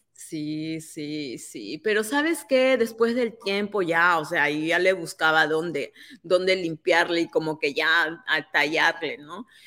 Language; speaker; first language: Spanish; native; Spanish